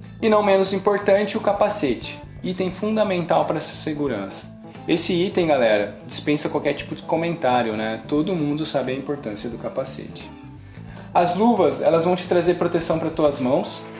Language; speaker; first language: Portuguese; native; Portuguese